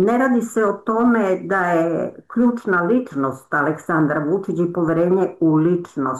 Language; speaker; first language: Serbian; native; Serbian